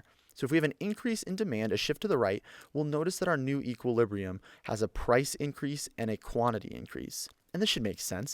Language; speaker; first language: English; native; English